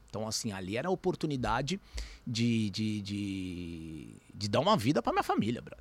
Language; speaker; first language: Portuguese; early bilingual, other home language; Spanish